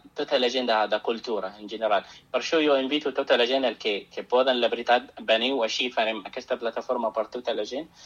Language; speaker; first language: Catalan; non-native, fluent; Arabic